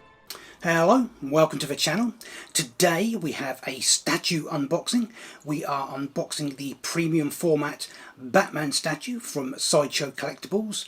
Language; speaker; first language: English; native; English